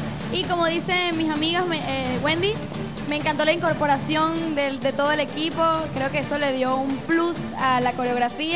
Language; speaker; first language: Spanish; native; Spanish